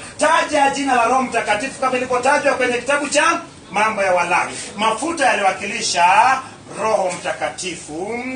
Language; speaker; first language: Swahili; non-native, local second language; Luo (Kenya and Tanzania)